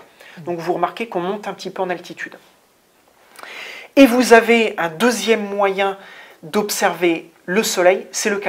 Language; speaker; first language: French; native; French